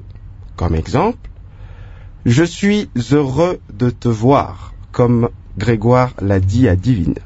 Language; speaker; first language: French; non-native, local second language; Lingala